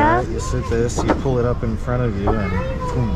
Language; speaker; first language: English; native; English